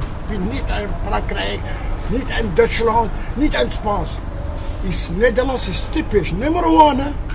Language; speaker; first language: Dutch; non-native, learner; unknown